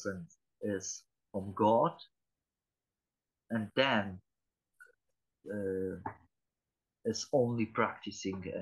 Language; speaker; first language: English; non-native, learner; Polish